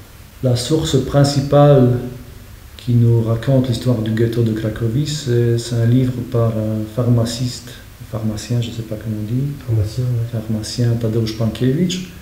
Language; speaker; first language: French; non-native, fluent; Polish